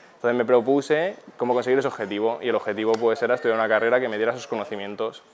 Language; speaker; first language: Spanish; native; Spanish